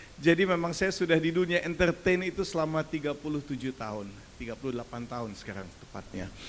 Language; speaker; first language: Indonesian; early bilingual, other home language; German